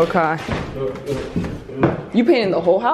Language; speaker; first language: English; native; English